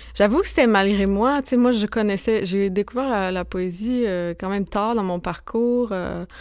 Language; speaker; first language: French; native; French